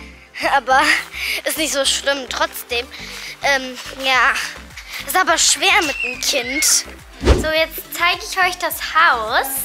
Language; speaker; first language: German; early bilingual, other home language; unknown